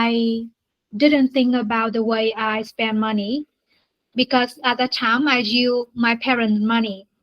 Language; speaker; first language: English; non-native, learner; Vietnamese